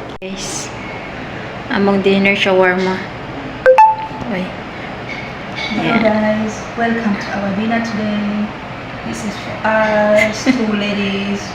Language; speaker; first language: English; non-native, learner; Cebuano